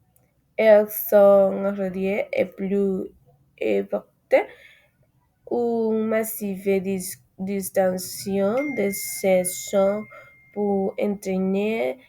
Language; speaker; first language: French; non-native, learner; Spanish